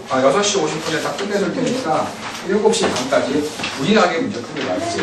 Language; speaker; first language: Korean; native; Korean